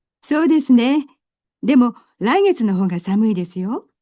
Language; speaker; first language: Japanese; non-native, learner; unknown